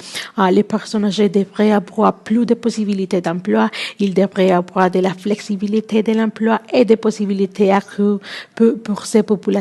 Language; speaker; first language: French; non-native, learner; Spanish